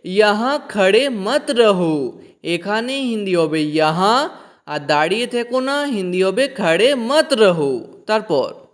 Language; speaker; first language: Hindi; non-native, fluent; Bangla